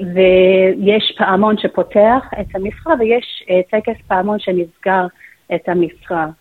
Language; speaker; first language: Hebrew; non-native, fluent; English